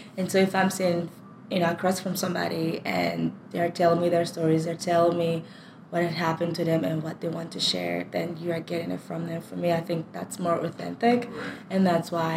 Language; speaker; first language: English; non-native, fluent; French